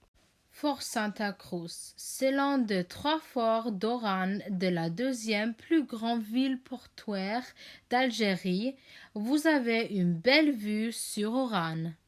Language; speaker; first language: French; non-native, learner; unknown